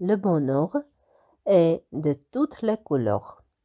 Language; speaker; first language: French; non-native, fluent; Armenian